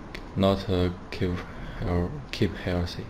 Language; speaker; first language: English; non-native, learner; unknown